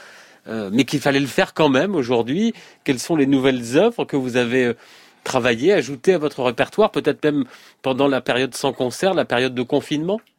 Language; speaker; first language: French; native; French